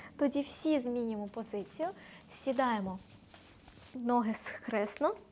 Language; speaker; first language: Ukrainian; non-native, local second language; Russian